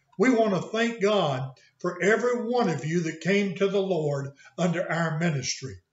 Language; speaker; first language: English; native; English